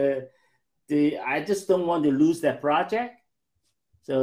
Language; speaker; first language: English; non-native, local second language; Cantonese